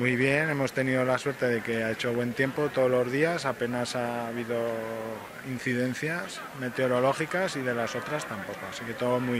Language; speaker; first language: Spanish; native; Spanish